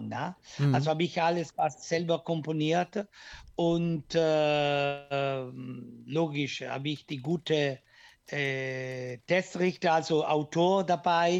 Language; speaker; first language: German; non-native, learner; Italian